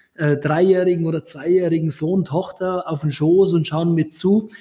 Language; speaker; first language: German; native; German